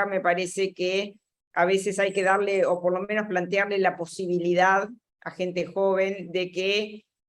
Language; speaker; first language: Spanish; native; Spanish